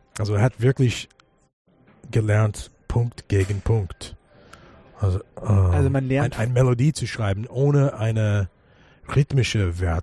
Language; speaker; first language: German; non-native, fluent; English